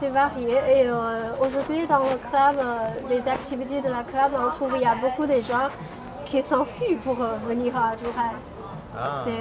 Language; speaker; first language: French; non-native, fluent; Chinese